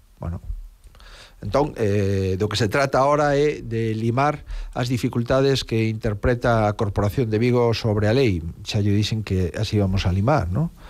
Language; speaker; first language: Galician; native; Galician